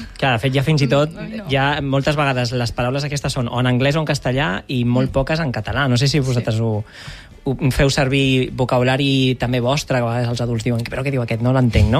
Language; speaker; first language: Catalan; native; Catalan